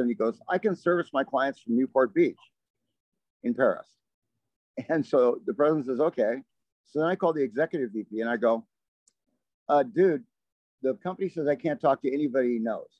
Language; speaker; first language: English; native; English